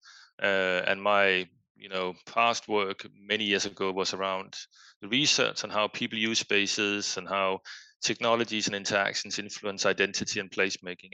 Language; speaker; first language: English; non-native, fluent; Danish